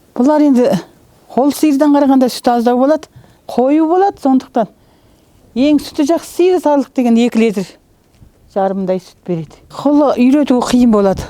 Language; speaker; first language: Kazakh; native; Kazakh